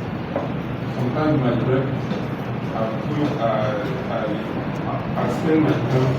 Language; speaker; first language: English; non-native, learner; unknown